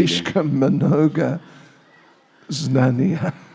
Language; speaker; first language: Russian; non-native, learner; English